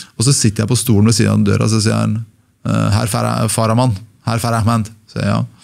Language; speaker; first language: Norwegian; early bilingual, other home language; Persian